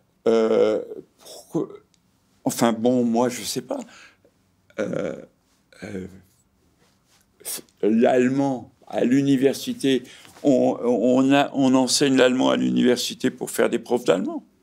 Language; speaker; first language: French; native; French